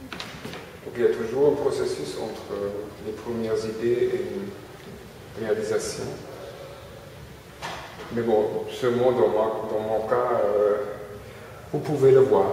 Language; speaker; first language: French; non-native, fluent; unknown